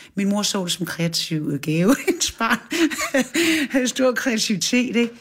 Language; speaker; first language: Danish; native; Danish